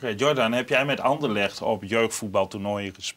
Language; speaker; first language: Dutch; native; Dutch